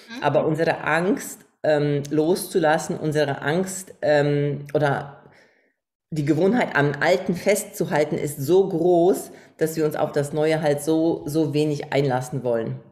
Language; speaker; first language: German; non-native, fluent; Polish